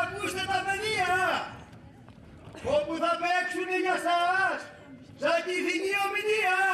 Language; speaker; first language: Greek; native; Greek